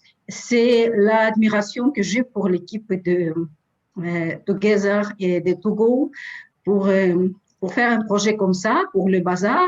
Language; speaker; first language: French; non-native, fluent; Russian